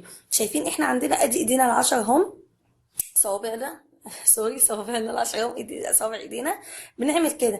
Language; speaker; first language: Arabic; native; Arabic